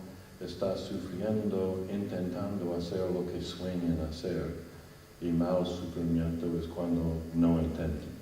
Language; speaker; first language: Spanish; non-native, fluent; English